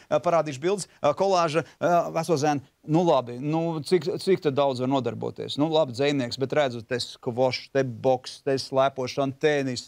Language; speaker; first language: Latvian; native; Latvian